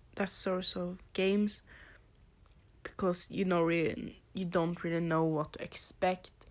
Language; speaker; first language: English; non-native, fluent; Norwegian